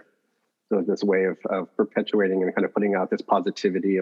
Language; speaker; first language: English; native; English